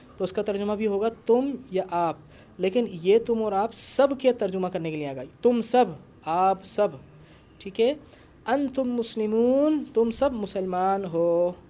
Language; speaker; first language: Urdu; native; Urdu